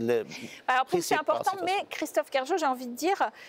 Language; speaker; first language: French; native; French